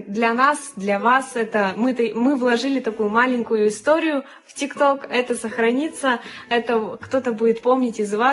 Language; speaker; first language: Russian; native; Russian